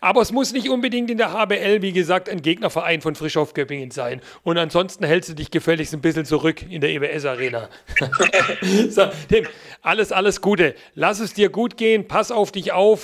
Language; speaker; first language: German; native; German